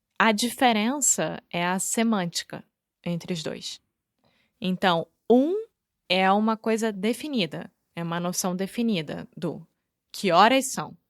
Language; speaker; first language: Portuguese; native; Portuguese